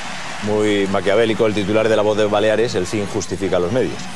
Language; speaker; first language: Spanish; native; Spanish